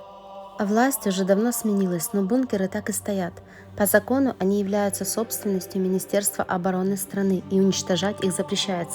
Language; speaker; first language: Russian; native; Russian